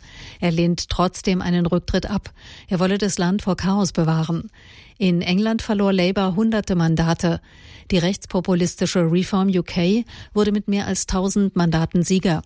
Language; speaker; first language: German; native; German